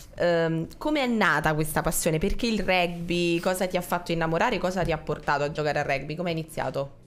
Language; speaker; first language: Italian; native; Italian